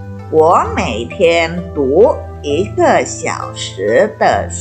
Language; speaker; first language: Chinese; non-native, fluent; Indonesian